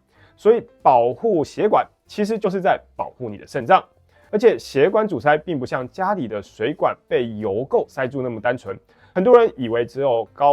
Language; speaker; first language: Chinese; native; Chinese